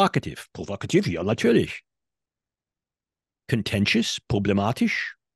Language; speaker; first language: German; non-native, fluent; English